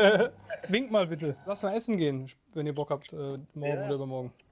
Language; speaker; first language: German; native; German